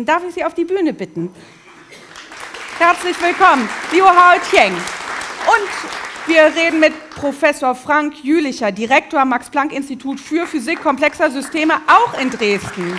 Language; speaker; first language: German; native; German